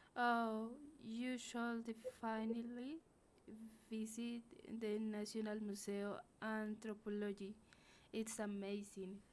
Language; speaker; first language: English; non-native, learner; Spanish